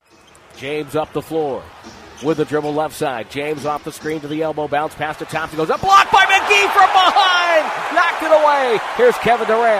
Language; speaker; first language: English; native; English